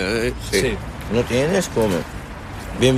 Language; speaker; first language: Spanish; non-native, learner; Arabic